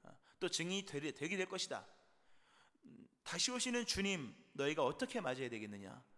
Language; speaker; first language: Korean; native; Korean